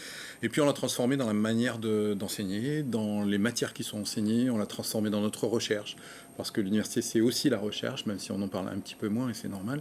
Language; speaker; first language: French; native; French